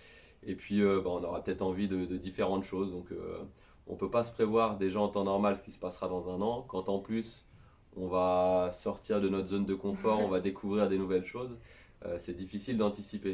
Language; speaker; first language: French; native; French